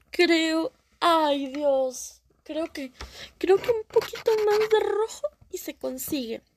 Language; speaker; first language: Spanish; early bilingual, heritage; Spanish